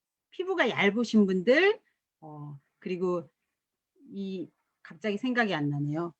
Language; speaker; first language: Korean; native; Korean